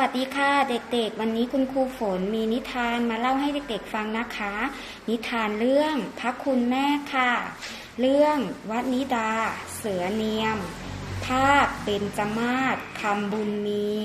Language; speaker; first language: Thai; native; Thai